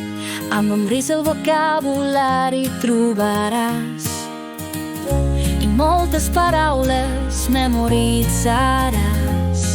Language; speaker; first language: Catalan; non-native, learner; Russian